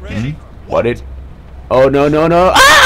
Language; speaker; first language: English; non-native, learner; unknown